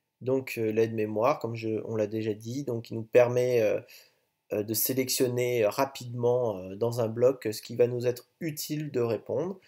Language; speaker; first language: French; native; French